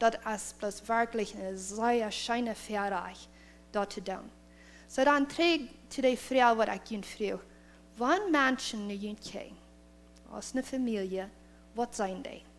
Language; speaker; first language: German; non-native, learner; Plautdietsch